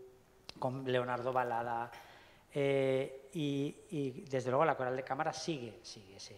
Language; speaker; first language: Spanish; native; Spanish